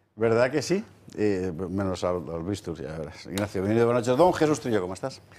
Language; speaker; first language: Spanish; native; Spanish